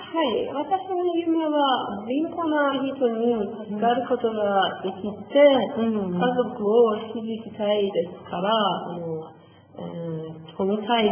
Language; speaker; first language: Japanese; non-native, learner; Persian